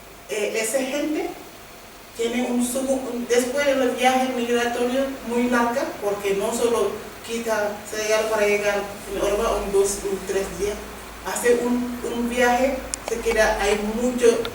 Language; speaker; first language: Spanish; non-native, learner; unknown